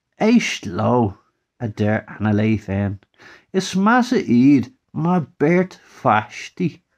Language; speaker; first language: Irish; non-native, local second language; English